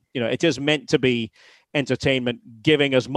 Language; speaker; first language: English; native; English